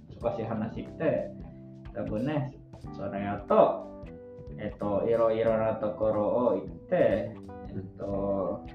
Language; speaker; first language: Japanese; non-native, learner; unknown